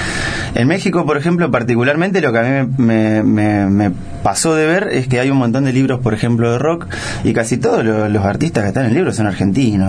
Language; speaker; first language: Spanish; native; Spanish